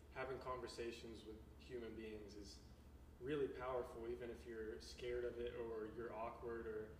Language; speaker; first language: English; native; English